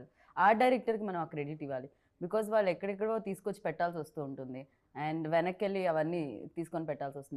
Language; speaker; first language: Telugu; native; Telugu